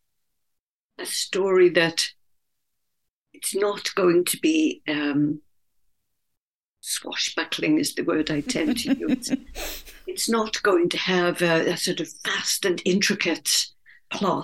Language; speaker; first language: English; native; English